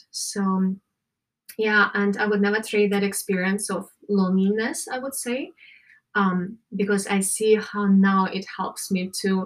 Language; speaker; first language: English; non-native, fluent; Ukrainian